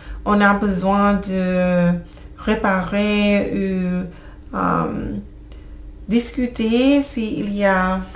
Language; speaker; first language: French; non-native, learner; English